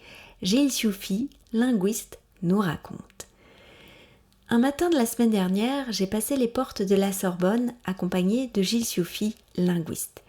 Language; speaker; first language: French; native; French